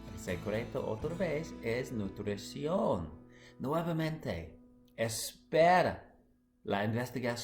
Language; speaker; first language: Spanish; non-native, fluent; English